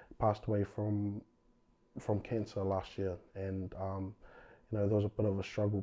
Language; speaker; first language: English; native; English